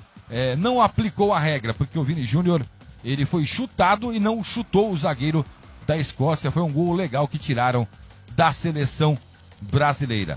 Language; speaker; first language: Portuguese; native; Portuguese